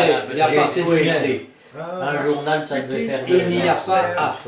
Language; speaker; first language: French; native; French